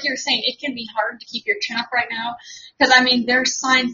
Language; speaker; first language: English; native; English